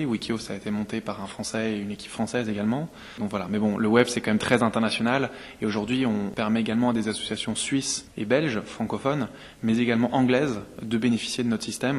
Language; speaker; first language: French; native; French